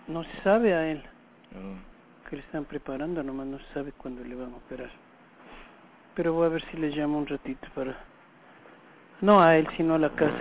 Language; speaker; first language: Spanish; native; Spanish